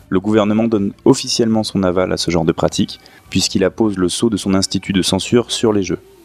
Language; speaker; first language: French; native; French